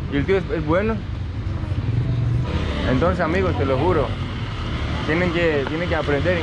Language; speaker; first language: Spanish; non-native, learner; Greek